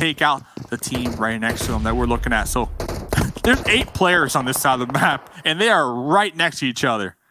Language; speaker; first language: English; native; English